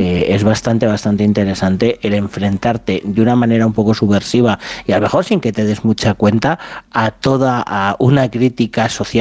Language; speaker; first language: Spanish; native; Spanish